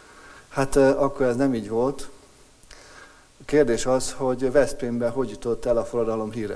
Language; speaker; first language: Hungarian; native; Hungarian